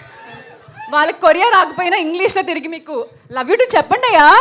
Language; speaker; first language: Telugu; native; Telugu